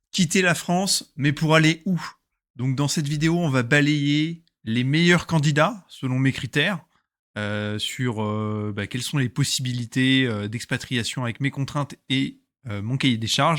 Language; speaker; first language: French; native; French